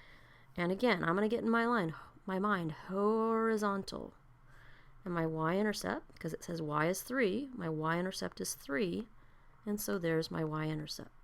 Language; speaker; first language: English; native; English